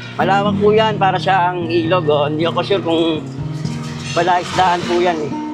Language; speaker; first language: Filipino; native; Filipino